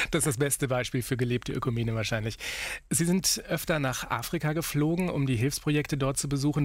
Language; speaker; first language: German; native; German